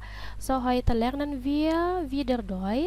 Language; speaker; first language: German; non-native, fluent; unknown